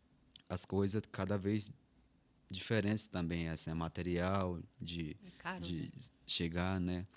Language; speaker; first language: Portuguese; non-native, local second language; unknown